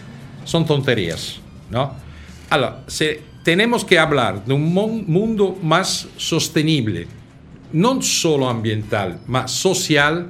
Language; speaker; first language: Spanish; non-native, fluent; Italian